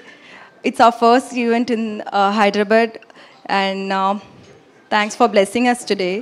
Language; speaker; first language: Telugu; non-native, learner; Tamil